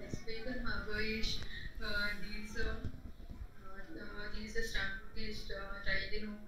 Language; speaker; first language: German; non-native, learner; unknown